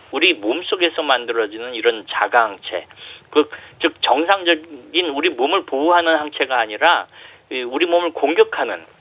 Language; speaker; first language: Korean; native; Korean